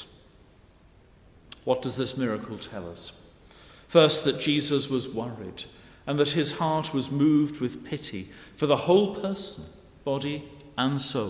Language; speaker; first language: English; native; English